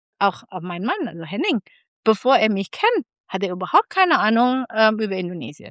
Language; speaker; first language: German; non-native, fluent; Indonesian